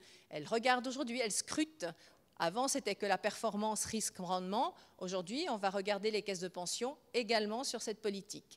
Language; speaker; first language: French; native; French